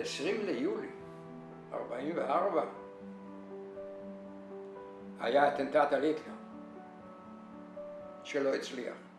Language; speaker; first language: Hebrew; non-native, fluent; Yiddish